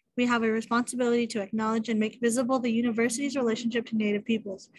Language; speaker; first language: English; native; English